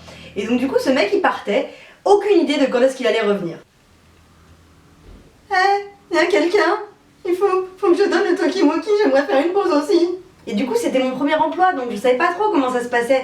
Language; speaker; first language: French; native; French